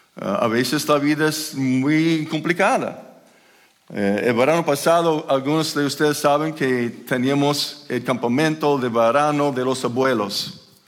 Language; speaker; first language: Spanish; non-native, fluent; English